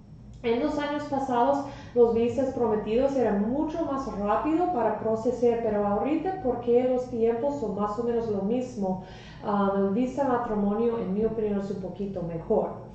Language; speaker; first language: Spanish; non-native, fluent; English